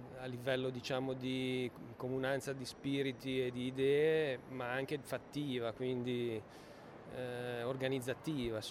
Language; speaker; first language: Italian; native; Italian